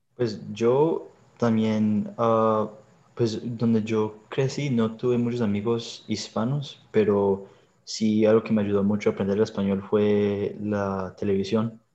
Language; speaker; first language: Spanish; early bilingual, heritage; Spanish